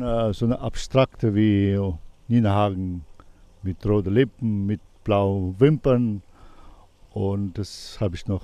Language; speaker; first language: German; non-native, learner; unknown